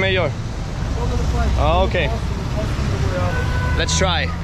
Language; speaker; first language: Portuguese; non-native, learner; Danish